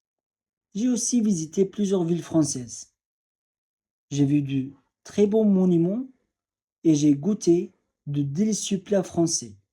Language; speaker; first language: French; non-native, fluent; Arabic